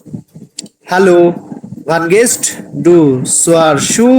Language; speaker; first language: German; non-native, learner; Bangla